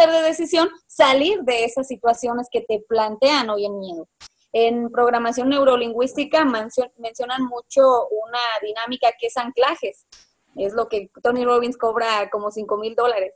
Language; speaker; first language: Spanish; native; Spanish